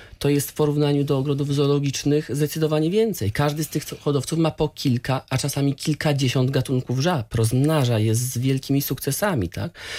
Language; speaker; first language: Polish; native; Polish